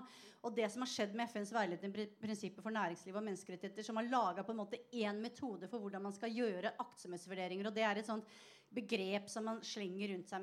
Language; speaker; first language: Norwegian; native; Norwegian